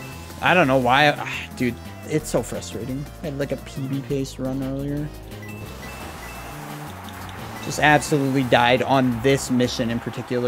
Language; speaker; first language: English; native; English